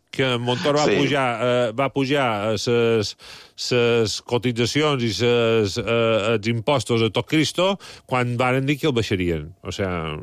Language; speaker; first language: Catalan; native; Catalan